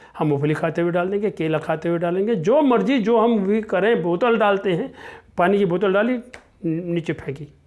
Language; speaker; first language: Hindi; non-native, local second language; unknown